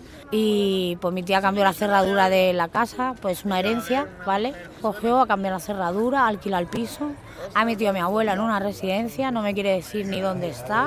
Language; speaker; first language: Spanish; native; Spanish